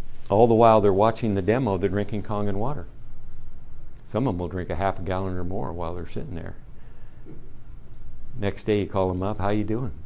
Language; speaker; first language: English; native; English